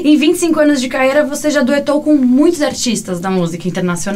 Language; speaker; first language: Portuguese; native; Portuguese